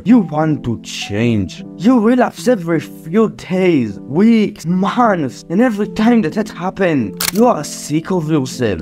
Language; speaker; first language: English; non-native, fluent; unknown